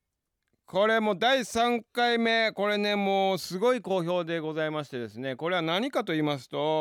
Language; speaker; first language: Japanese; native; Japanese